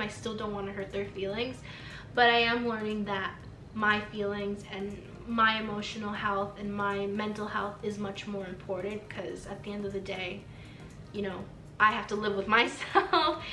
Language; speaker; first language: English; early bilingual, other home language; Spanish